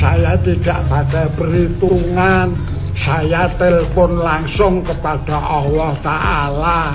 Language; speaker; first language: Indonesian; non-native, local second language; Javanese